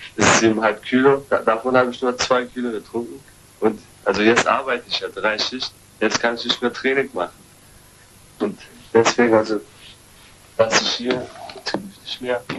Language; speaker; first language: German; early bilingual, other home language; Turkish